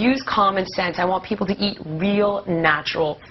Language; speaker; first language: English; native; English